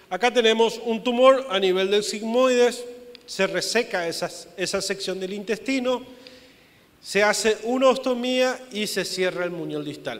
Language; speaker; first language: Spanish; native; Spanish